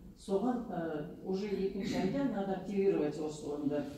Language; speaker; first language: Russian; non-native, local second language; Kazakh